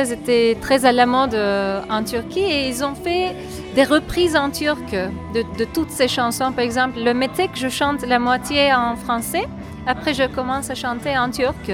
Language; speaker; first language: French; non-native, fluent; Turkish